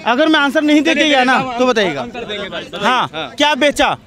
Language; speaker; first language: Hindi; native; Hindi